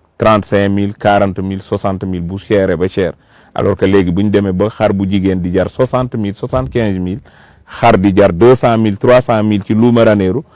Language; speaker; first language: Wolof; non-native, local second language; Fula